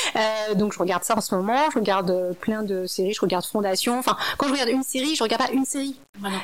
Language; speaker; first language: French; early bilingual, other home language; Min Nan Chinese